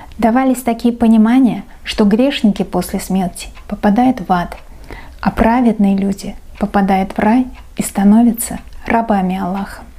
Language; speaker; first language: Russian; non-native, local second language; Uzbek